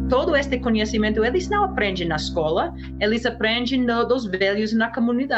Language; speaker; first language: Portuguese; non-native, fluent; English